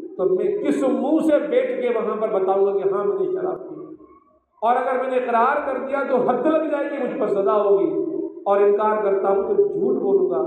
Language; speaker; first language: Urdu; non-native, local second language; Sindhi